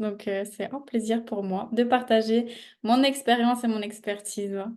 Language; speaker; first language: French; native; French